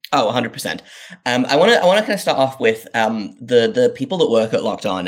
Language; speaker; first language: English; native; English